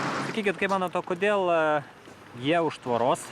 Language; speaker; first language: Lithuanian; native; Lithuanian